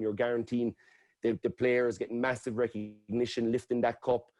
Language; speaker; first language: English; native; English